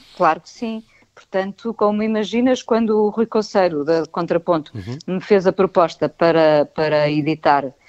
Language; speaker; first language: Portuguese; native; Portuguese